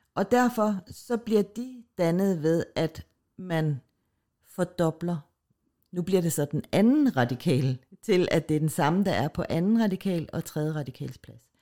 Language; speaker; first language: Danish; native; Danish